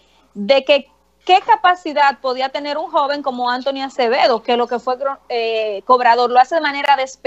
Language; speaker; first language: Spanish; native; Spanish